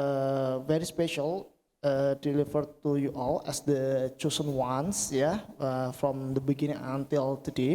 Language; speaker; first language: English; non-native, learner; Indonesian